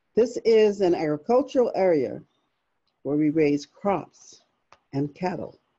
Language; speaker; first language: English; native; English